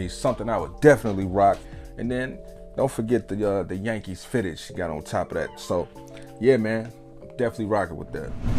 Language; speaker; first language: English; native; English